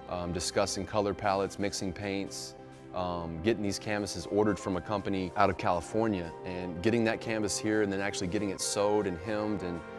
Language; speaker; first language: English; native; English